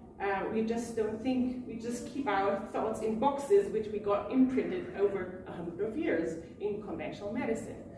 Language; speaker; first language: English; non-native, fluent; German